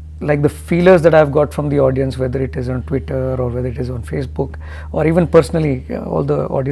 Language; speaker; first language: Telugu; non-native, learner; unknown